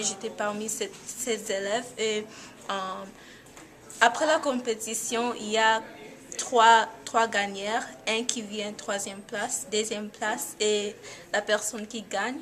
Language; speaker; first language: French; non-native, learner; English